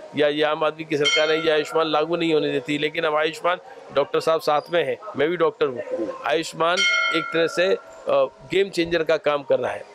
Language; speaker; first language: Hindi; native; Hindi